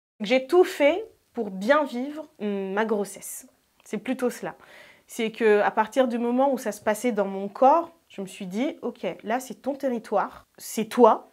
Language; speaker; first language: French; non-native, local second language; Ngazidja Comorian